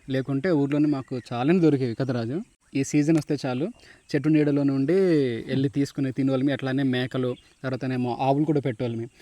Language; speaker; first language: Telugu; native; Telugu